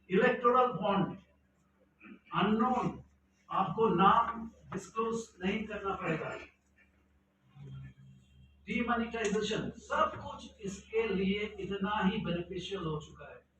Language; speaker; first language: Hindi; non-native, local second language; Bangla